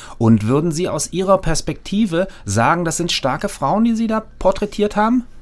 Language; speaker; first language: German; native; German